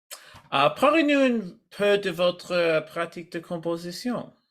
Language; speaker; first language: French; non-native, learner; English